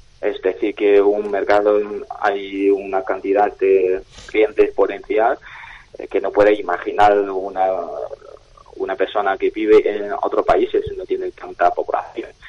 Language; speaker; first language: Spanish; non-native, fluent; Chinese